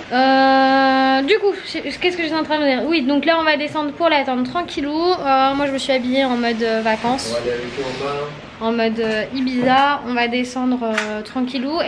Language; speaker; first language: French; native; French